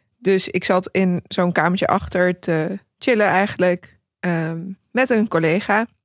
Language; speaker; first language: Dutch; early bilingual, other home language; Persian